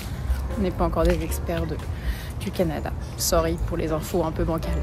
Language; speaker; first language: French; native; French